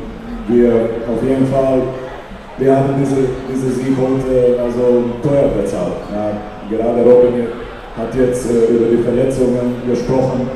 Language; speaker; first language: German; non-native, fluent; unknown